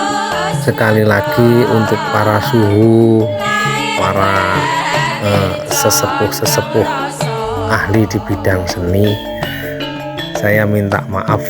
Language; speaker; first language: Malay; non-native, local second language; Javanese